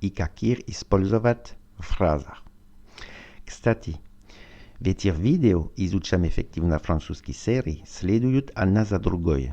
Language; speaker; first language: Russian; non-native, learner; French